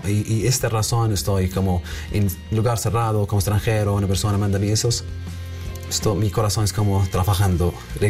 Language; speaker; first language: Spanish; non-native, learner; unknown